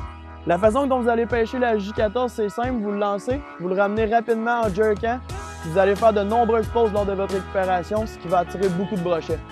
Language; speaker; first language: French; native; French